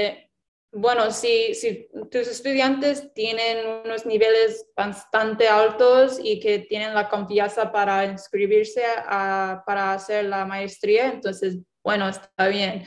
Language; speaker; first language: Spanish; non-native, fluent; English